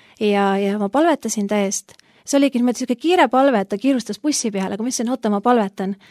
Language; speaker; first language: Estonian; native; Estonian